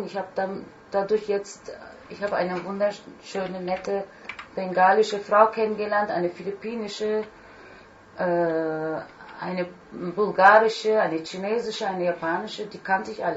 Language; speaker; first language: German; non-native, fluent; Turkish